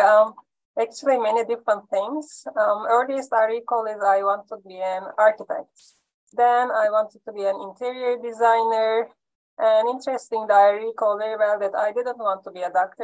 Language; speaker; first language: English; non-native, fluent; Turkish